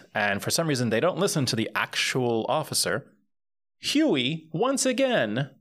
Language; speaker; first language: English; early bilingual, other home language; Spanish